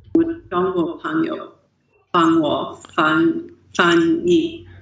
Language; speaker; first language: Chinese; non-native, learner; English